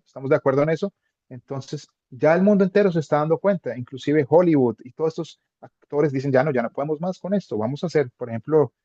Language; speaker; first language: Spanish; early bilingual, other home language; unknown